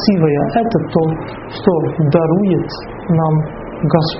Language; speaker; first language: Russian; non-native, fluent; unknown